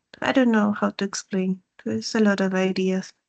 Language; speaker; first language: English; non-native, learner; Spanish